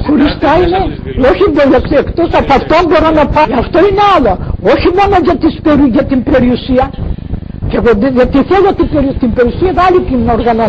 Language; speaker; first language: Greek; non-native, local second language; Macedonian